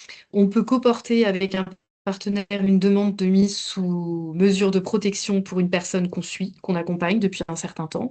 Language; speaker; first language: French; native; French